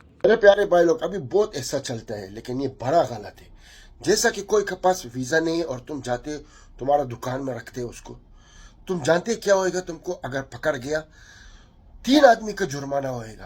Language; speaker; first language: Hindi; non-native, learner; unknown